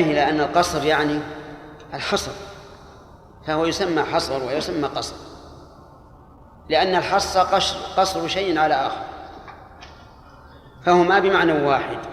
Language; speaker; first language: Arabic; native; Arabic